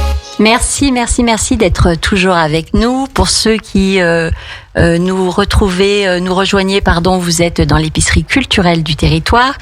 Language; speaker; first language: French; native; French